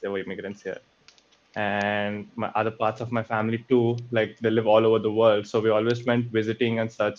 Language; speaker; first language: English; native; English